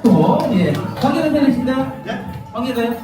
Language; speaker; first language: Korean; native; Korean